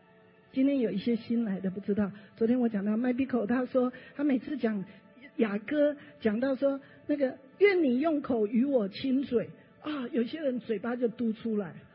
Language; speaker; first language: Chinese; native; Chinese